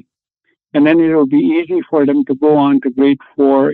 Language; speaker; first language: English; non-native, fluent; Cree